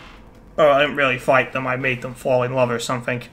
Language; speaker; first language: English; native; English